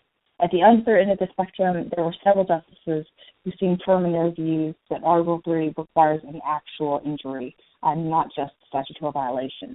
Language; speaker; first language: English; native; English